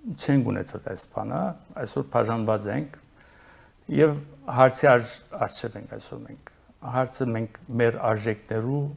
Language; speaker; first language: Armenian; early bilingual, heritage; Arabic